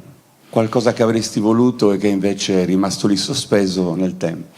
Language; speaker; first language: Italian; native; Italian